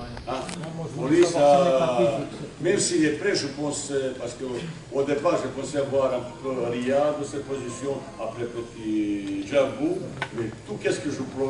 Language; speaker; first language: French; non-native, fluent; Bosnian